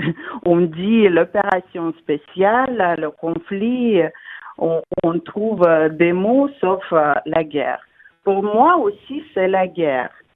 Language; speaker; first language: French; non-native, fluent; Russian